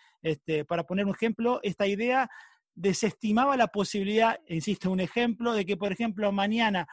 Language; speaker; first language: Spanish; native; Spanish